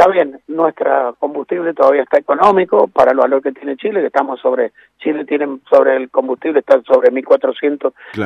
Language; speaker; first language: Spanish; native; Spanish